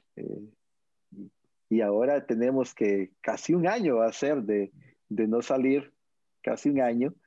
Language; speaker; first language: Spanish; native; Spanish